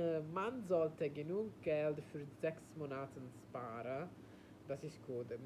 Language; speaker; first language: German; non-native, learner; Italian